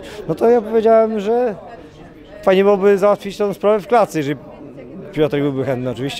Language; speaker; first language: Polish; native; Polish